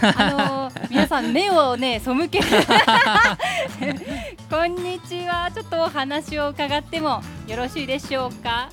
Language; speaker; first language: Japanese; native; Japanese